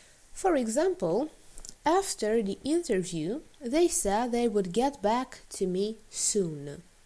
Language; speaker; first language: English; non-native, fluent; Romanian